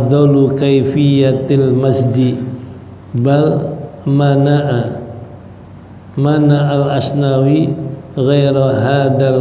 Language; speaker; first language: Arabic; non-native, fluent; Indonesian